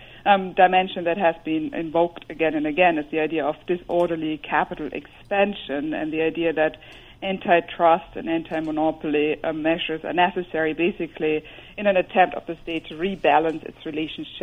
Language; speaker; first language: English; non-native, fluent; German